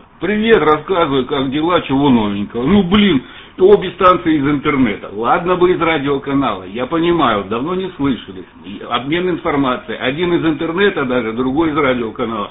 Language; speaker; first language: Russian; native; Russian